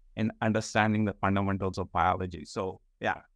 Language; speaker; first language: English; non-native, local second language; Kashmiri